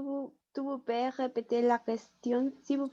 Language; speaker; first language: French; non-native, learner; Spanish